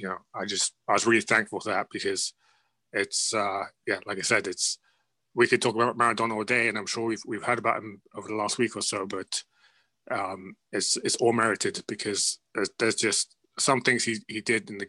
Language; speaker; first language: English; native; English